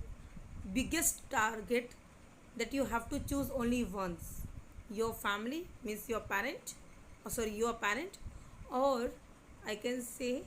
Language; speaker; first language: English; non-native, local second language; Hindi